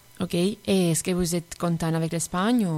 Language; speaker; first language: French; non-native, fluent; Spanish